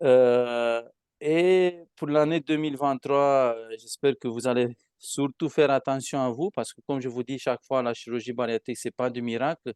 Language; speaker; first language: French; non-native, fluent; Romanian